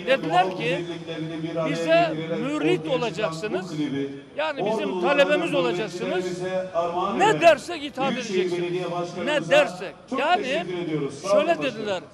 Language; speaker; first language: Turkish; native; Turkish